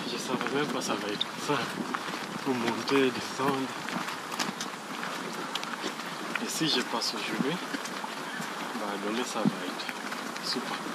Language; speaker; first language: French; non-native, learner; Spanish